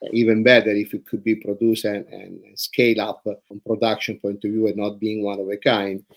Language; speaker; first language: English; non-native, fluent; Italian